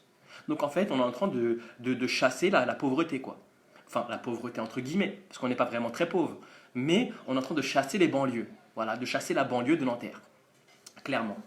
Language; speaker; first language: French; native; French